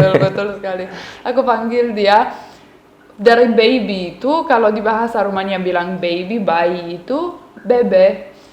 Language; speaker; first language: Indonesian; non-native, fluent; Romanian